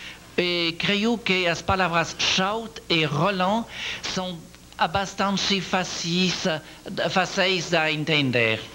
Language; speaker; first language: Portuguese; non-native, learner; French